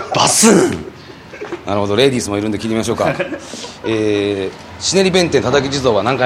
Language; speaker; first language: Japanese; native; Japanese